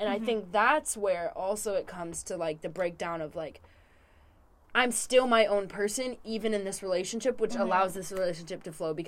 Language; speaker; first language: English; native; English